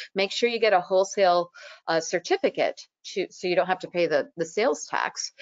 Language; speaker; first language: English; native; English